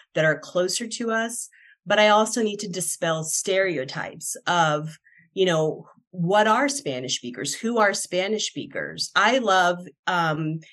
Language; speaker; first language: English; non-native, fluent; Spanish